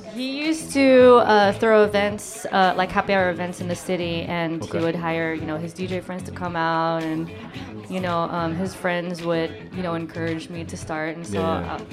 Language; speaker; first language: English; native; English